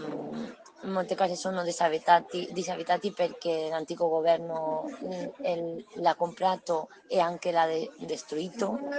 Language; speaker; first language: Italian; non-native, learner; Spanish